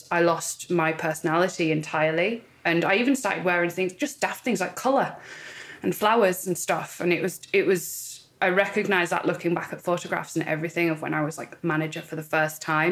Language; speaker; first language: English; native; English